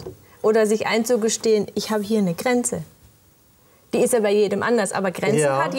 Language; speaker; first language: German; native; German